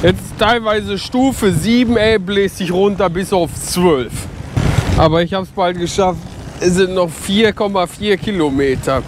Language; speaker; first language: German; native; German